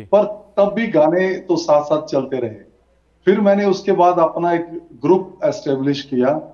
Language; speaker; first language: Hindi; native; Hindi